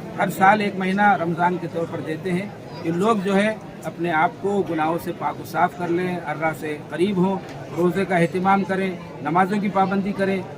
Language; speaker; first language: Urdu; native; Urdu